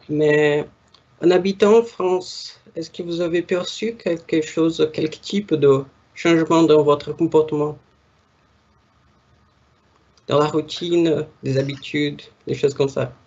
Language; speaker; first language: French; non-native, learner; Portuguese